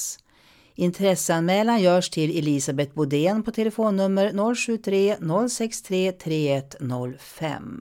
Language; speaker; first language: Swedish; native; Swedish